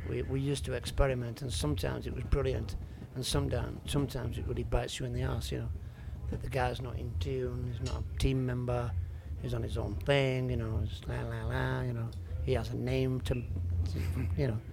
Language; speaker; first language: English; native; English